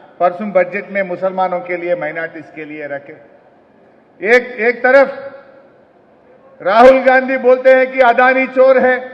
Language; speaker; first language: Hindi; non-native, local second language; Telugu